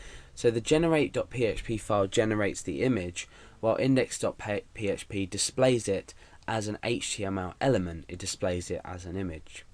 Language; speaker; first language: English; native; English